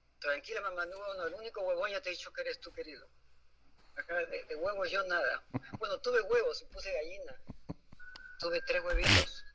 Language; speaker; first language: Spanish; native; Spanish